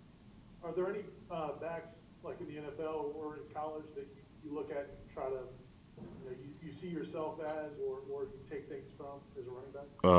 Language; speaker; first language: English; native; English